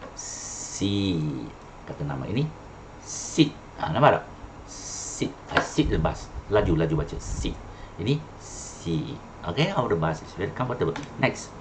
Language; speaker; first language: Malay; non-native, local second language; Chinese